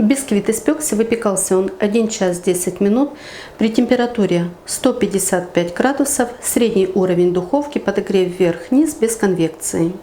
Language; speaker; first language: Russian; native; Russian